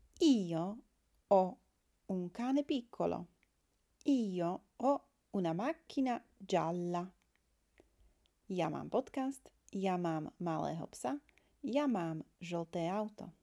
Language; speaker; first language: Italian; non-native, fluent; Slovak